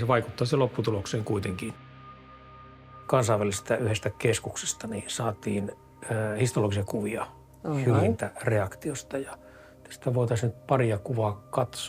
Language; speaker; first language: Finnish; native; Finnish